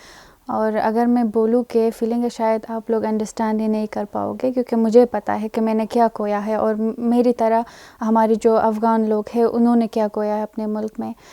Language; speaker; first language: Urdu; non-native, fluent; Persian